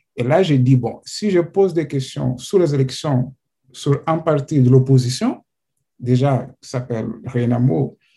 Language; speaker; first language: French; non-native, fluent; Portuguese